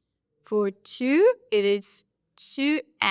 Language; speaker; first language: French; non-native, fluent; English